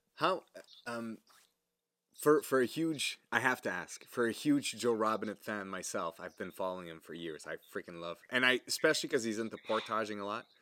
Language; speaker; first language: English; non-native, fluent; French